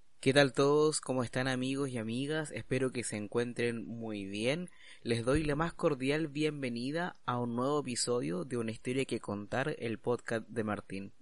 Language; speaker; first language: Spanish; native; Spanish